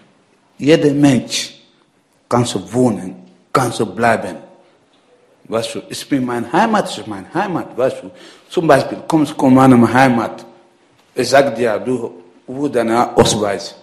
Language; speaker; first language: German; non-native, learner; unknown